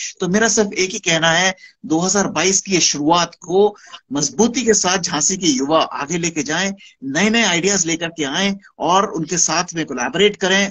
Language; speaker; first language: Hindi; native; Hindi